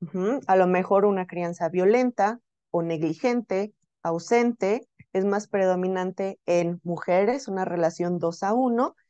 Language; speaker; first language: Spanish; native; Spanish